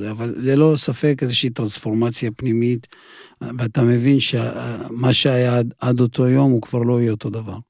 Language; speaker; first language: Hebrew; non-native, fluent; Russian